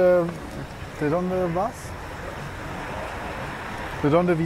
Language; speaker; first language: Spanish; non-native, learner; English